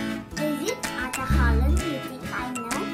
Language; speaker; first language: English; non-native, learner; Indonesian